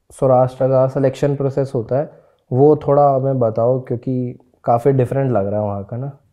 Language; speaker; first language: Hindi; native; Hindi